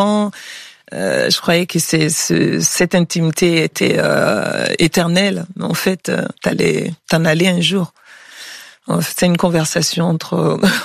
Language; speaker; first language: French; non-native, local second language; Bambara